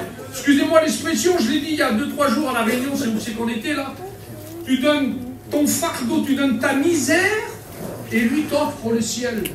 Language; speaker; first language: French; native; French